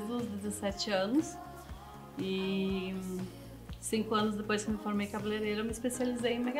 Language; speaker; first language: Portuguese; native; Portuguese